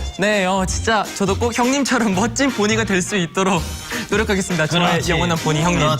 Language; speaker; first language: Korean; native; Korean